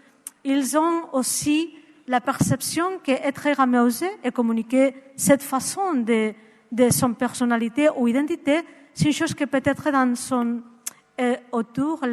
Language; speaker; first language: French; non-native, learner; Spanish